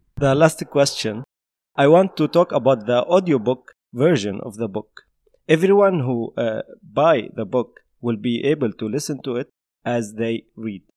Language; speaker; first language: English; non-native, fluent; Arabic